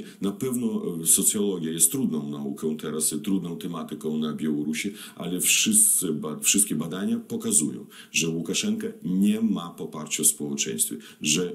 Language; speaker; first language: Polish; non-native, fluent; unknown